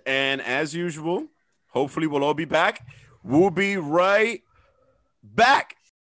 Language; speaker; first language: English; early bilingual, other home language; Spanish